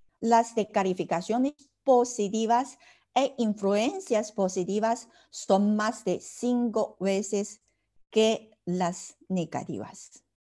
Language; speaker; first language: Spanish; non-native, fluent; Chinese